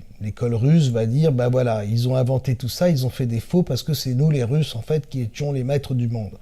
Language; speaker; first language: French; native; French